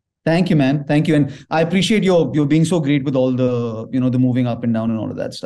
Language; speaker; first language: English; non-native, local second language; Hindi